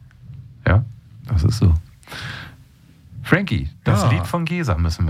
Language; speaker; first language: German; native; German